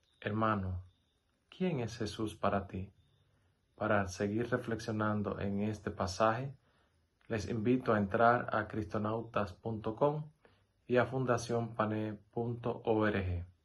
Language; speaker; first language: Spanish; native; Spanish